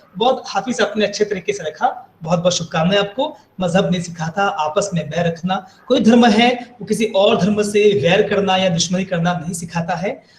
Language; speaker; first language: Hindi; native; Hindi